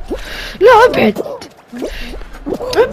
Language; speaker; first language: Arabic; native; Arabic